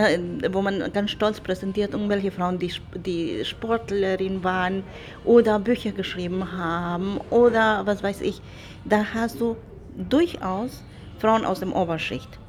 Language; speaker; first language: German; non-native, fluent; Spanish